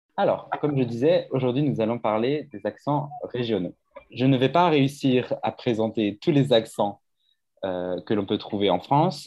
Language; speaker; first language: French; native; French